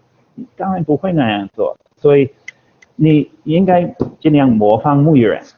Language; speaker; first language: Chinese; non-native, fluent; English